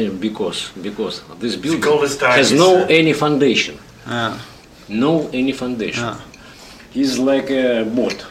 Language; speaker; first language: English; non-native, learner; Russian